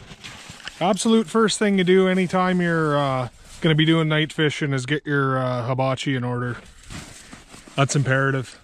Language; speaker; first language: English; native; English